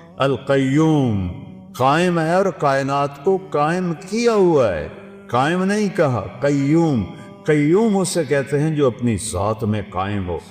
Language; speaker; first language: Urdu; non-native, local second language; Saraiki